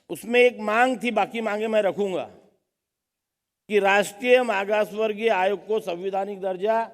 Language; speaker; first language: Hindi; non-native, local second language; Marathi